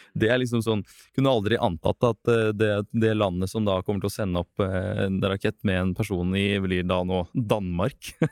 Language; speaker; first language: Norwegian; non-native, fluent; Russian